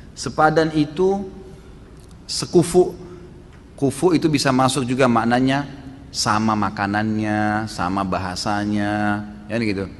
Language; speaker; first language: Indonesian; native; Indonesian